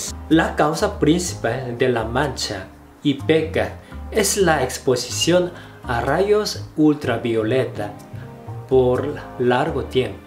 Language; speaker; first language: Spanish; non-native, fluent; Korean